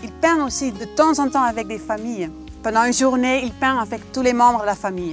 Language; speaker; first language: French; non-native, fluent; Dutch